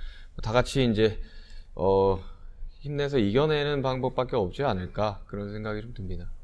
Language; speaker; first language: Korean; native; Korean